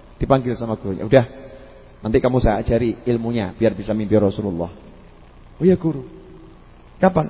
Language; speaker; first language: Indonesian; native; Indonesian